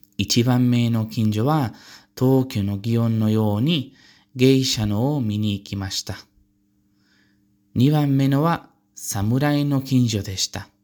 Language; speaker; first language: Japanese; non-native, learner; Spanish